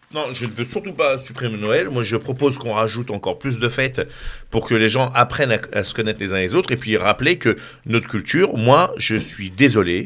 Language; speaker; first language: French; native; French